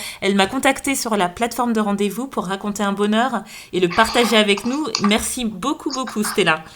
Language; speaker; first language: French; native; French